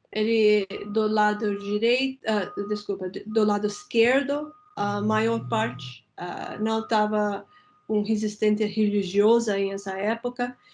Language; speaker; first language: Portuguese; non-native, fluent; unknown